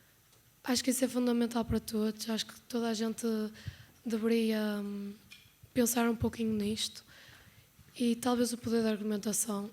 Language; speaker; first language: Portuguese; native; Portuguese